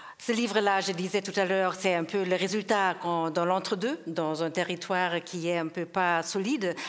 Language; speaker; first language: French; non-native, fluent; German